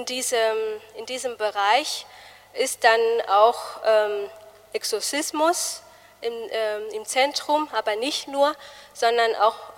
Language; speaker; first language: German; non-native, fluent; Malagasy